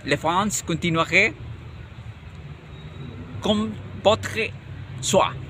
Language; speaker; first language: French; non-native, learner; Spanish